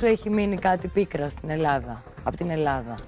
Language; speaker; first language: Greek; native; Greek